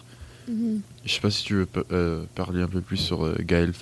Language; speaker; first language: French; non-native, fluent; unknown